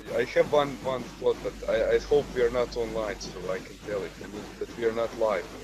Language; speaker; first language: English; non-native, fluent; Croatian